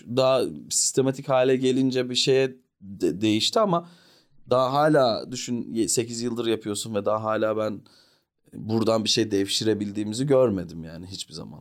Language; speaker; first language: Turkish; early bilingual, heritage; Turkish